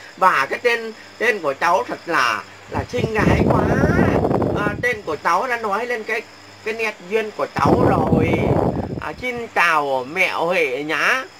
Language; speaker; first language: Vietnamese; non-native, local second language; Muong